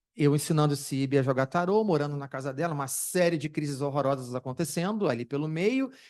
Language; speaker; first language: Portuguese; native; Portuguese